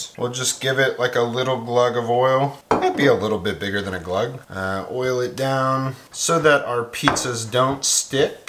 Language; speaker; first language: English; native; English